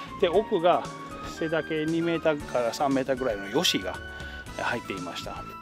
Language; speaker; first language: Japanese; non-native, fluent; English